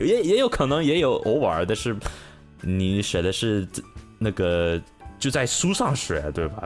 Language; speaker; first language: Chinese; non-native, learner; English